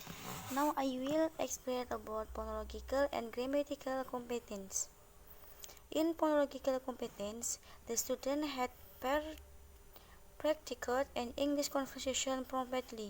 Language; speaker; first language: English; non-native, learner; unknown